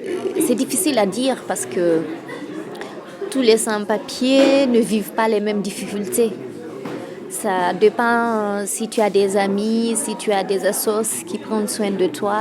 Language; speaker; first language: French; non-native, local second language; Fula